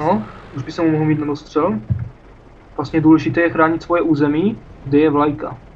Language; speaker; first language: Czech; native; Czech